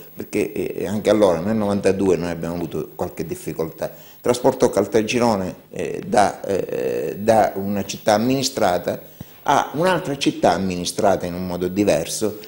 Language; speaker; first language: Italian; native; Italian